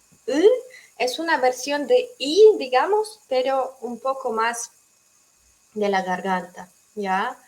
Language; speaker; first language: Spanish; non-native, fluent; Russian